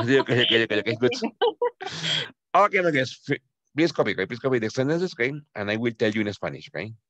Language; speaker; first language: English; non-native, fluent; Spanish